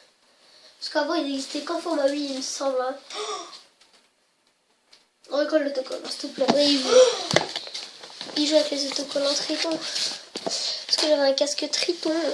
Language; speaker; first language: French; native; French